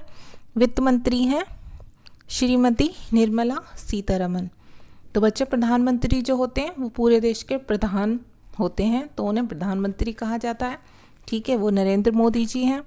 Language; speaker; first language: Hindi; native; Hindi